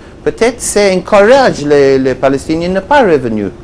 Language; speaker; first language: French; non-native, learner; Hebrew